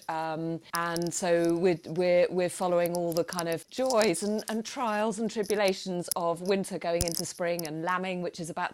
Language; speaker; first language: English; native; English